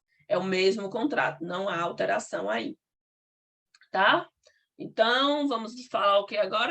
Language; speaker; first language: Portuguese; native; Portuguese